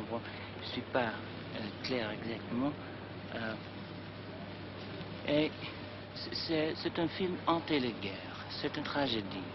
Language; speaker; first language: French; non-native, learner; English